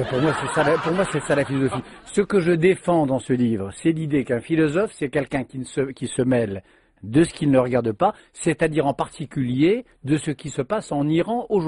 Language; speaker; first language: French; native; French